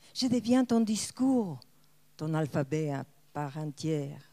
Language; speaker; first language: French; non-native, fluent; Spanish